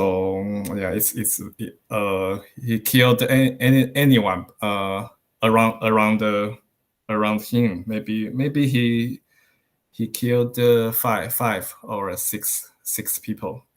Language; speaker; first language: English; non-native, learner; Chinese